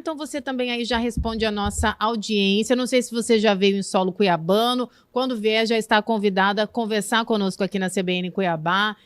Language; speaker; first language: Portuguese; native; Portuguese